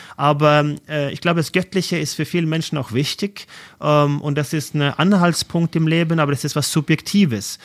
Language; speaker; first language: German; non-native, fluent; Norwegian